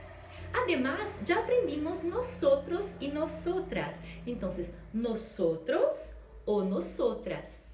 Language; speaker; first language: Spanish; non-native, fluent; Portuguese